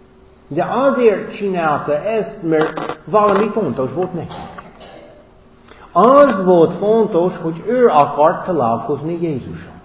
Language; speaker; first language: Hungarian; non-native, fluent; English